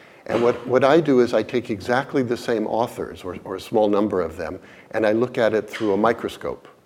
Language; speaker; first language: English; native; English